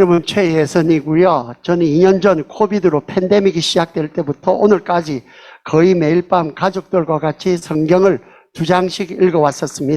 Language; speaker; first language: Korean; early bilingual, heritage; Korean